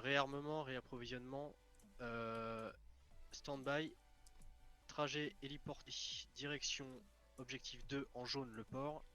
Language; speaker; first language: French; native; French